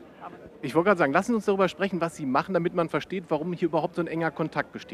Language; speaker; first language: German; native; German